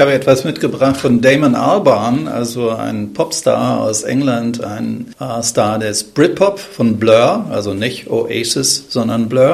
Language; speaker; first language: German; native; German